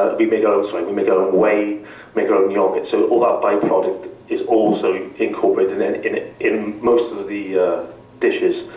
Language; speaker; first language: English; native; English